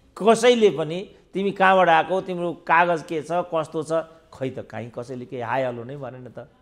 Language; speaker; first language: Nepali; native; Nepali